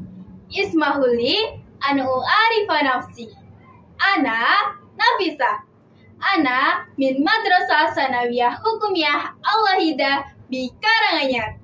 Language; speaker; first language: Arabic; non-native, learner; Indonesian